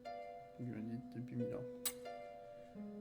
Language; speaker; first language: French; native; French